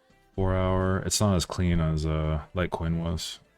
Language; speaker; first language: English; native; English